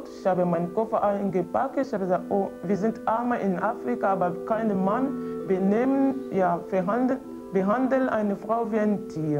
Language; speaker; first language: German; non-native, learner; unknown